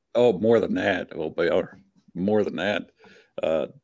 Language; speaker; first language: English; native; English